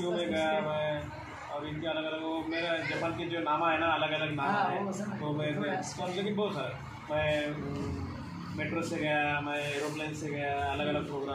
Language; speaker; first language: Hindi; non-native, local second language; Marathi